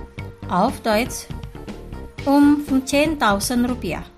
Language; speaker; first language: German; non-native, fluent; Indonesian